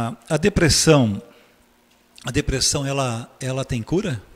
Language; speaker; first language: Portuguese; native; Portuguese